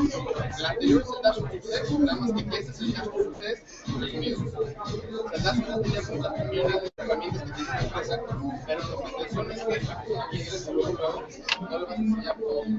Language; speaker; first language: Spanish; native; Spanish